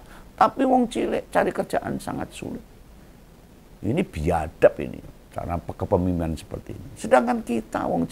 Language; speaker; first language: Indonesian; native; Indonesian